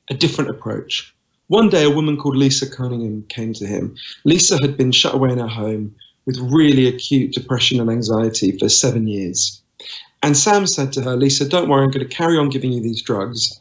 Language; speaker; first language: English; native; English